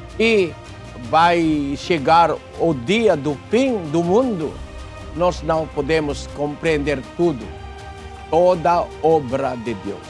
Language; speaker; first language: Portuguese; non-native, learner; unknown